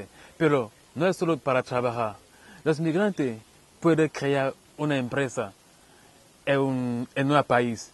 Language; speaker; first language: Spanish; non-native, fluent; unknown